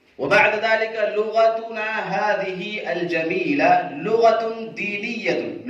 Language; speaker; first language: Arabic; non-native, fluent; Urdu